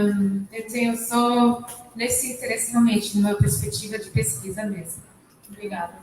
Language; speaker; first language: Portuguese; non-native, fluent; Arabic